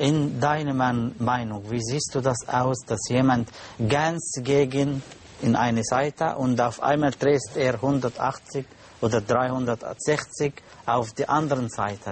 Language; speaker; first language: German; non-native, learner; Arabic